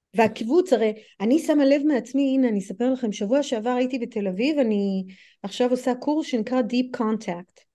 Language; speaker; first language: Hebrew; non-native, fluent; English